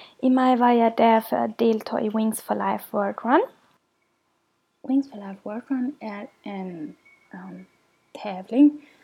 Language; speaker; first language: Swedish; non-native, learner; German